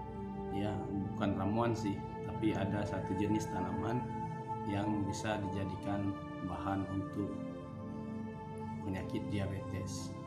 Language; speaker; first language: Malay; non-native, local second language; Achinese